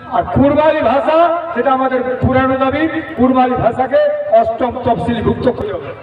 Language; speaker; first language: Bangla; non-native, local second language; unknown